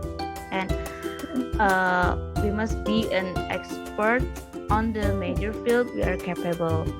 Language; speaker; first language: English; non-native, learner; Indonesian